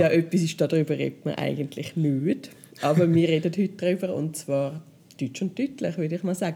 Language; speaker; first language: German; native; German